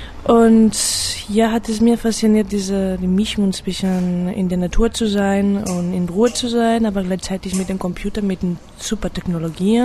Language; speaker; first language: German; non-native, fluent; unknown